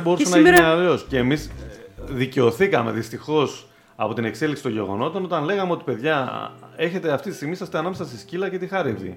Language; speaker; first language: Greek; native; Greek